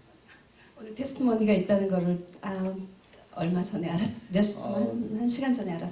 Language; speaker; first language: Korean; native; Korean